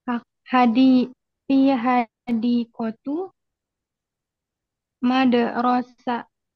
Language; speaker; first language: Arabic; non-native, learner; Indonesian